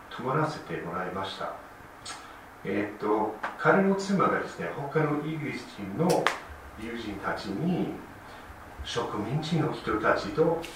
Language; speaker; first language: Japanese; non-native, fluent; English